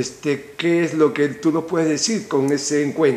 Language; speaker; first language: Spanish; native; Spanish